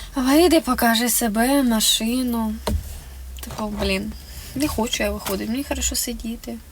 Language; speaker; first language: Ukrainian; non-native, local second language; Russian